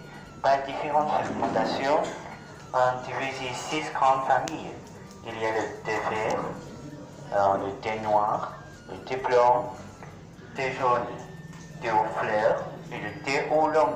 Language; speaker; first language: French; non-native, learner; Chinese